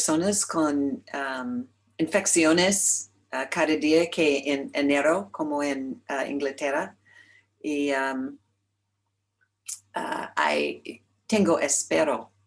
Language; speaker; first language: Spanish; non-native, learner; English